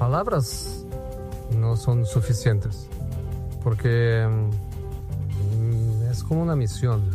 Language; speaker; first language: Spanish; non-native, fluent; Portuguese